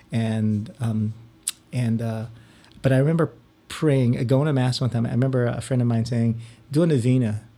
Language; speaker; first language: English; non-native, local second language; Filipino